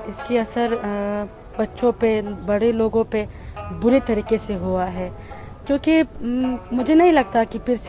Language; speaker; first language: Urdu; non-native, fluent; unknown